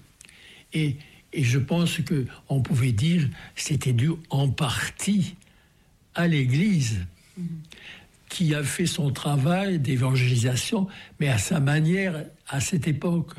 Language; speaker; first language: French; native; French